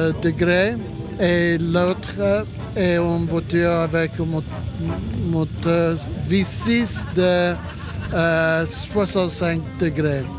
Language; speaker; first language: French; non-native, learner; English